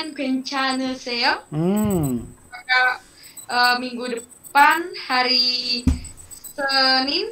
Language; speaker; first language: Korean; non-native, learner; Indonesian